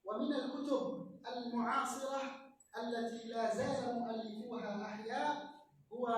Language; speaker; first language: Arabic; native; Arabic